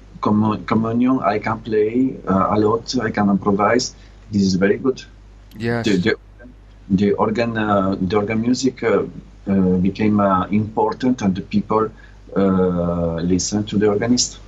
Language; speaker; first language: English; non-native, learner; Italian